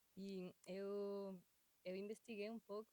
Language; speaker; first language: Portuguese; non-native, fluent; Spanish